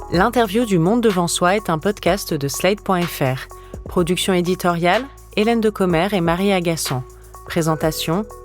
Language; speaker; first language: French; native; French